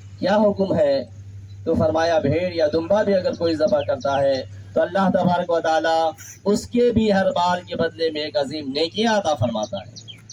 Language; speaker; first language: Urdu; native; Urdu